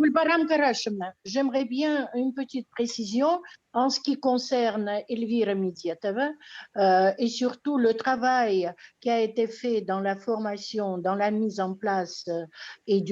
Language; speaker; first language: French; non-native, fluent; Russian